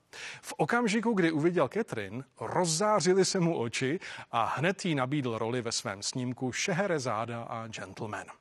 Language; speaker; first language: Czech; native; Czech